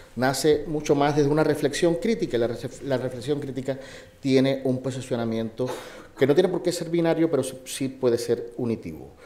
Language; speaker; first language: Spanish; native; Spanish